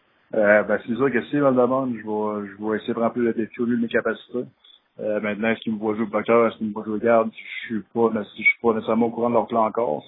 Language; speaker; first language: French; native; French